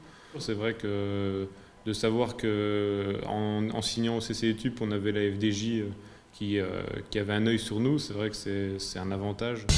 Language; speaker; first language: French; native; French